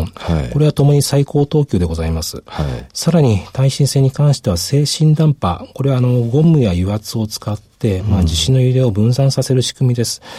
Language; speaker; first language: Japanese; native; Japanese